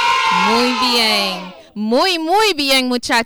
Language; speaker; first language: Spanish; non-native, fluent; English